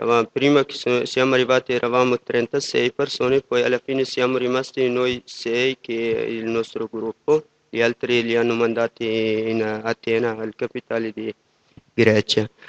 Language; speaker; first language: Italian; non-native, fluent; Persian